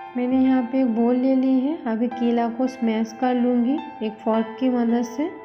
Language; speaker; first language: Hindi; non-native, local second language; Bangla